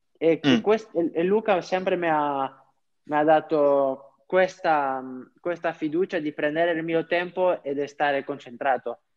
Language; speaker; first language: Italian; non-native, fluent; French